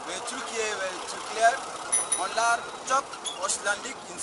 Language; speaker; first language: Turkish; non-native, learner; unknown